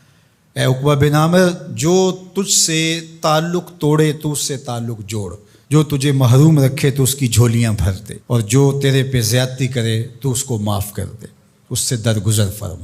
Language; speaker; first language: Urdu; non-native, local second language; Punjabi